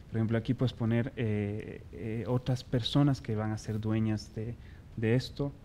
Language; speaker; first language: Spanish; native; Spanish